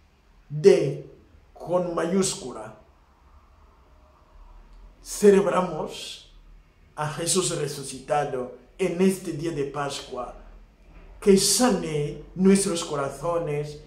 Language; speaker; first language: Spanish; non-native, fluent; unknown